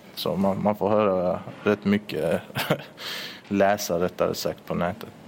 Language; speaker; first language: Swedish; early bilingual, other home language; Persian